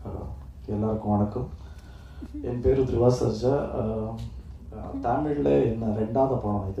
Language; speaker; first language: Tamil; non-native, learner; Kannada